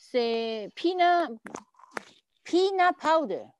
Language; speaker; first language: French; non-native, learner; Chinese